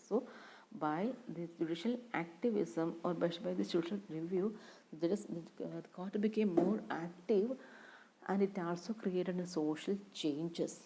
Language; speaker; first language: English; non-native, local second language; Malayalam